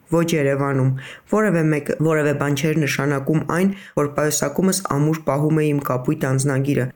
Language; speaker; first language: Armenian; native; Armenian